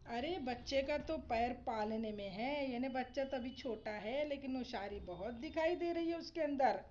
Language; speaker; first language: Hindi; non-native, local second language; Marathi